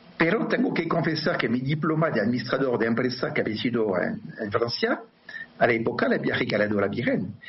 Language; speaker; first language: Spanish; non-native, fluent; French